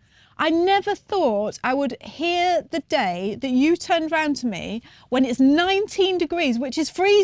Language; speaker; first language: English; native; English